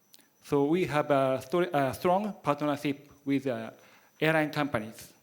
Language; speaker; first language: English; non-native, learner; Japanese